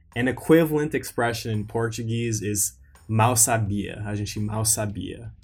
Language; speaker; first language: English; native; English